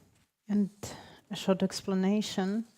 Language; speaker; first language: English; non-native, fluent; Ukrainian